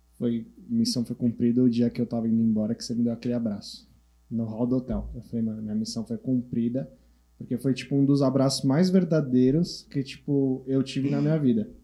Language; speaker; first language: Portuguese; native; Portuguese